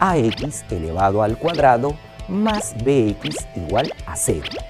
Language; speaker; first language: Spanish; native; Spanish